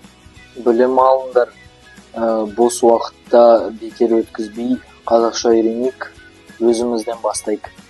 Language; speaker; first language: Kazakh; non-native, local second language; Russian